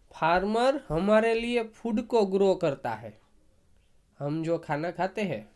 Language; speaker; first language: Hindi; non-native, local second language; Gujarati